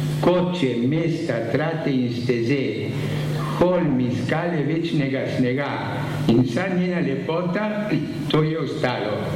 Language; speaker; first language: Slovenian; early bilingual, heritage; Slovenian